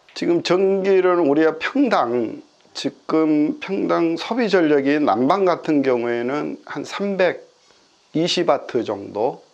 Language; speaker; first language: Korean; native; Korean